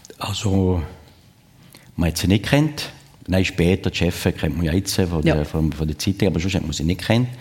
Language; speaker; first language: German; non-native, local second language; French